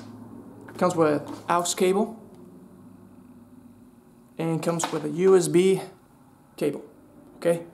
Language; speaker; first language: English; non-native, fluent; Spanish